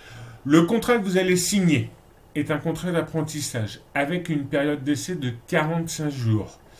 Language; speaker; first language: French; native; French